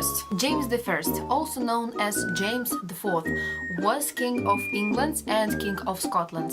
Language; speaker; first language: English; non-native, learner; Russian